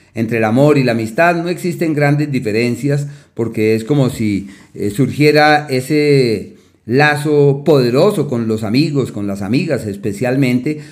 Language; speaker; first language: Spanish; native; Spanish